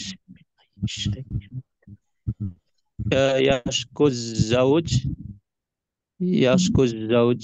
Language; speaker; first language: Arabic; non-native, learner; Indonesian